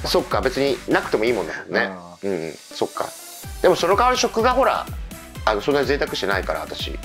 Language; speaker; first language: Japanese; native; Japanese